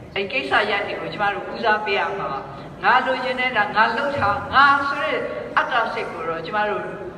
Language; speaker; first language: Burmese; native; Burmese